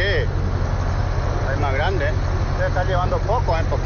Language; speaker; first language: Spanish; native; Spanish